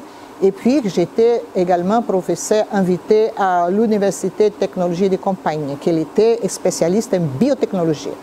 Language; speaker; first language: French; non-native, fluent; Portuguese